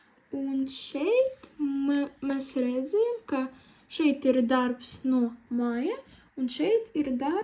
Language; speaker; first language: Latvian; non-native, learner; Russian